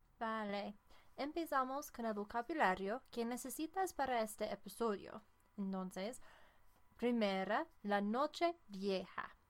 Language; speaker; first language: Spanish; non-native, fluent; English